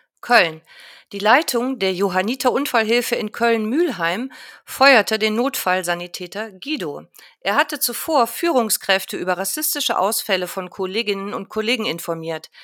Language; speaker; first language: German; native; German